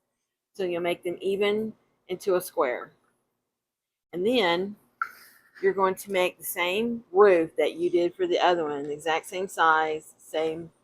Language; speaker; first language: English; native; English